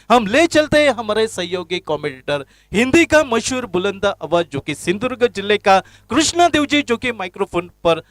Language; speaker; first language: Hindi; non-native, local second language; Marathi